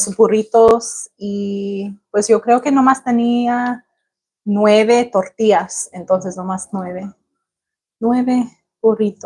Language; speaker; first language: Spanish; non-native, learner; English